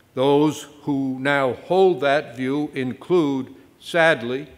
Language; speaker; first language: English; native; English